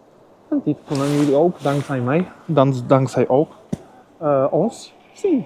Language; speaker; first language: Dutch; non-native, learner; Polish